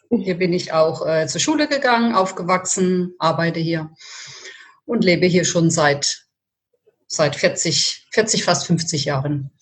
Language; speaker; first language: German; early bilingual, other home language; Italian